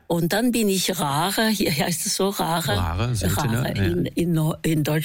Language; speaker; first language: German; non-native, fluent; Norwegian